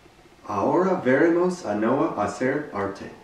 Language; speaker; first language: Spanish; non-native, learner; English